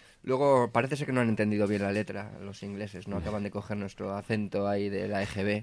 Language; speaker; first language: Spanish; native; Spanish